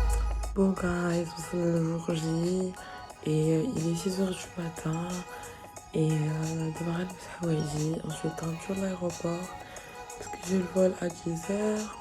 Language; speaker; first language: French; non-native, local second language; Arabic